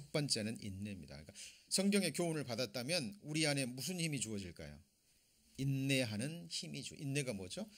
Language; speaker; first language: Korean; native; Korean